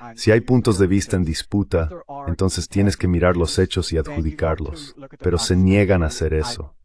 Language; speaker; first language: Spanish; non-native, fluent; English